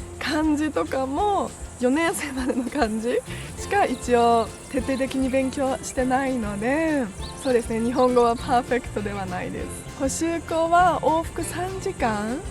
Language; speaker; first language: Japanese; early bilingual, heritage; German